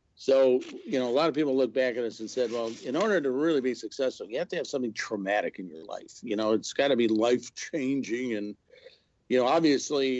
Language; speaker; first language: English; native; English